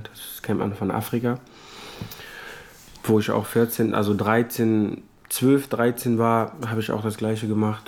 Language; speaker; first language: German; non-native, fluent; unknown